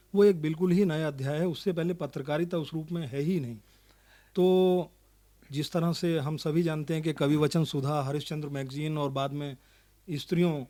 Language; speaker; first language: Hindi; native; Hindi